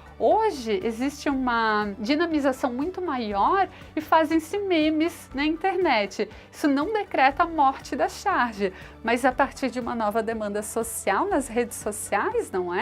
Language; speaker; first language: Portuguese; native; Portuguese